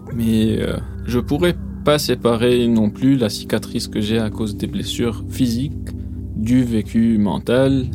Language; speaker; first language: French; non-native, local second language; Arabic